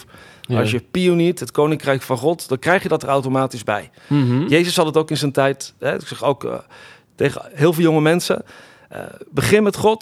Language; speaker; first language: Dutch; native; Dutch